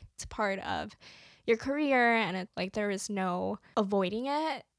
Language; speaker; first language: English; native; English